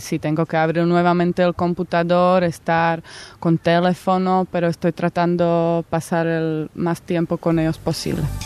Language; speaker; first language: Spanish; non-native, fluent; Slovak